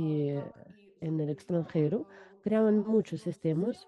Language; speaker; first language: Spanish; non-native, fluent; Russian